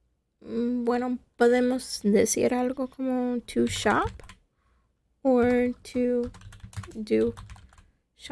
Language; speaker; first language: Spanish; non-native, fluent; English